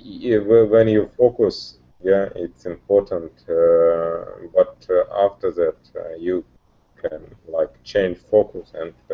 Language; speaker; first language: English; non-native, learner; Russian